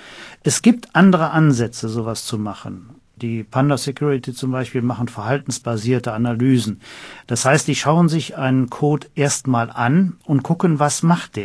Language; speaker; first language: German; native; German